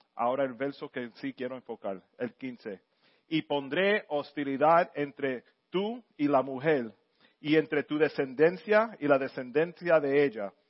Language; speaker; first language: Spanish; early bilingual, heritage; Spanish